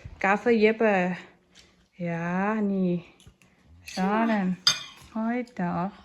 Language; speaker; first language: Danish; non-native, learner; Thai